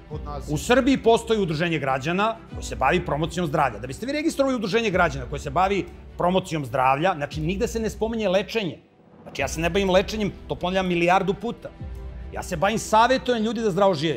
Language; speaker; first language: Serbian; native; Serbian